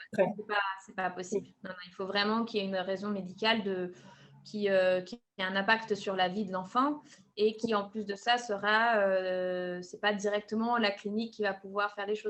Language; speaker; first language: French; native; French